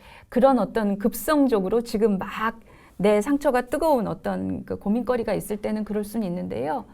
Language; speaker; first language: Korean; native; Korean